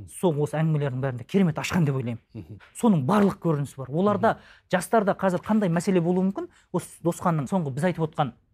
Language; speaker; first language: Kazakh; native; Kazakh